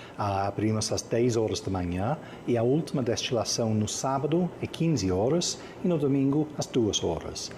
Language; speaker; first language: Portuguese; non-native, fluent; English